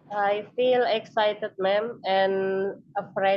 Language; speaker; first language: English; non-native, learner; Indonesian